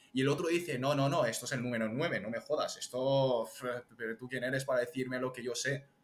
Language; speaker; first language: Spanish; early bilingual, other home language; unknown